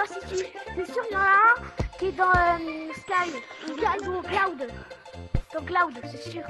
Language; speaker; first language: French; native; French